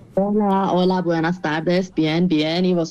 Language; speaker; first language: Spanish; non-native, fluent; Persian